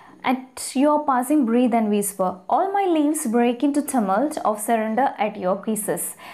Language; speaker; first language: English; non-native, local second language; Malayalam